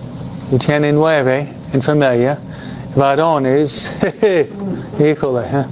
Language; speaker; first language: Spanish; non-native, fluent; English